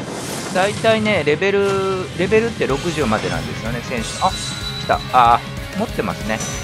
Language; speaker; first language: Japanese; native; Japanese